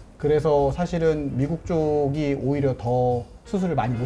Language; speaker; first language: Korean; native; Korean